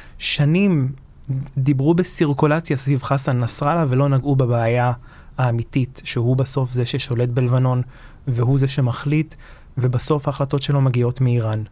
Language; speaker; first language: Hebrew; early bilingual, other home language; Arabic